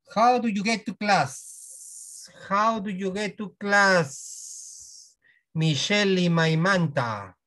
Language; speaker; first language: English; non-native, learner; Spanish